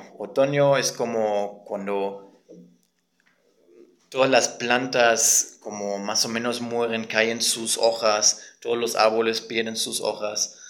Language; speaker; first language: Spanish; non-native, fluent; German